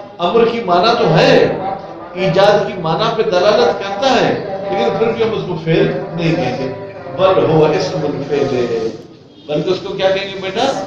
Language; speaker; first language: Urdu; non-native, local second language; Sindhi